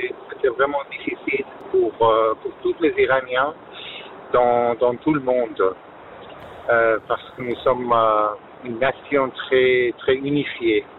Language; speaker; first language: French; non-native, fluent; Persian